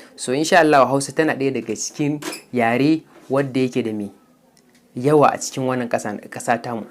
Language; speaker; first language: Hausa; native; Hausa